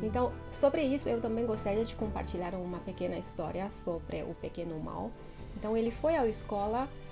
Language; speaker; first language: Portuguese; non-native, fluent; Chinese